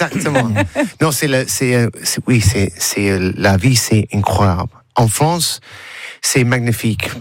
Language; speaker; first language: French; non-native, learner; English